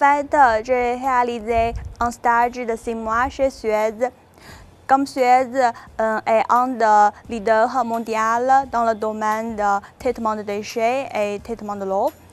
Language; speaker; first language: French; non-native, fluent; Chinese